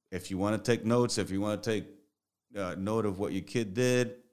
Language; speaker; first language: English; early bilingual, other home language; Spanish